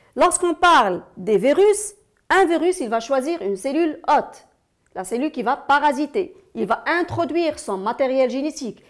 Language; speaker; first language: French; non-native, local second language; Arabic